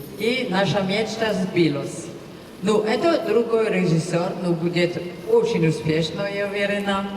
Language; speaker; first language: Russian; non-native, fluent; French